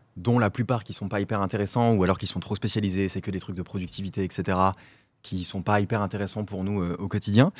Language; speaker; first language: French; native; French